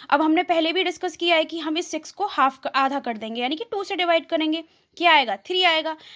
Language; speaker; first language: Hindi; native; Hindi